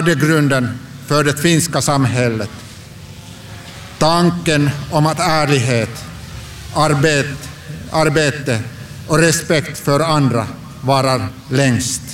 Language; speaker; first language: Swedish; non-native, local second language; Finnish